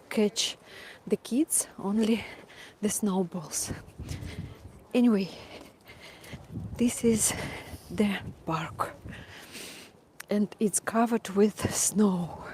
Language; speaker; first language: English; non-native, fluent; Russian